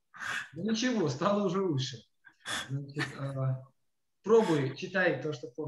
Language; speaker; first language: Russian; native; Russian